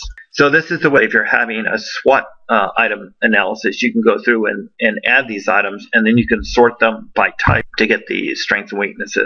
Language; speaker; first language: English; native; English